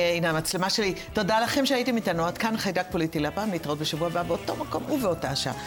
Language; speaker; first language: Hebrew; native; Hebrew